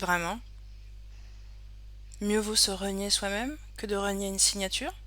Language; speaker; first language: French; native; French